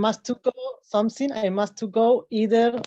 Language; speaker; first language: English; non-native, learner; Spanish